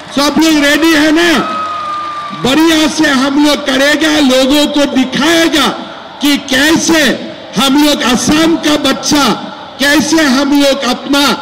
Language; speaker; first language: Hindi; non-native, local second language; Assamese